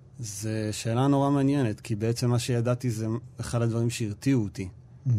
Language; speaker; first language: Hebrew; native; Hebrew